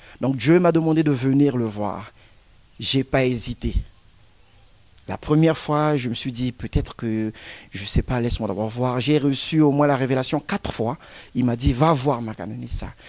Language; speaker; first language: French; non-native, local second language; Lingala